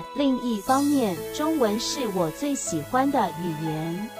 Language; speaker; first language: Chinese; non-native, fluent; Vietnamese